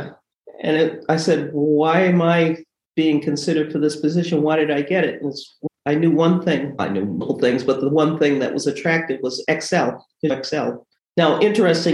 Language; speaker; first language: English; native; English